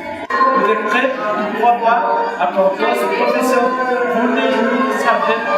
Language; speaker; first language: French; non-native, learner; Spanish